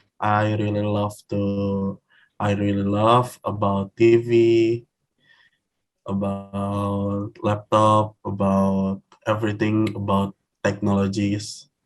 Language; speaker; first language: English; non-native, learner; Indonesian